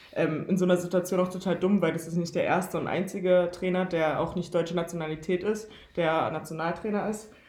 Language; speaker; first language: German; native; German